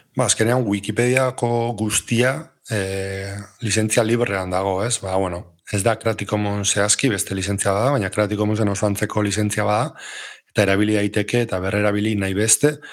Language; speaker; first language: Basque; native; Basque